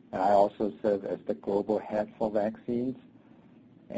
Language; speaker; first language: English; non-native, local second language; Cantonese